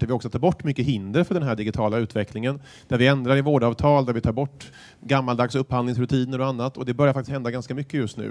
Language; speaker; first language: Swedish; native; Swedish